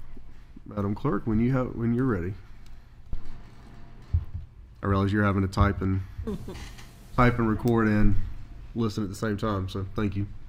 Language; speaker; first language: English; native; English